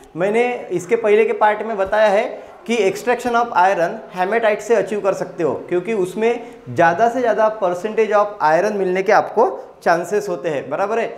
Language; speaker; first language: Hindi; non-native, local second language; Marathi